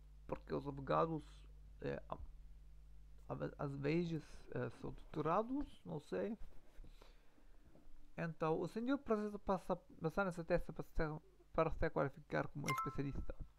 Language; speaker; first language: Portuguese; non-native, learner; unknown